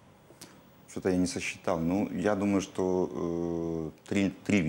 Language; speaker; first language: Russian; native; Russian